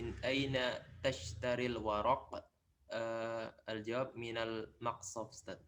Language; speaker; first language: Arabic; non-native, learner; Indonesian